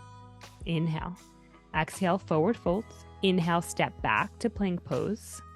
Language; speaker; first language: English; native; English